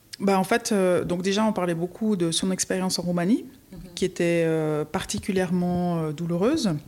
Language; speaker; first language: French; native; French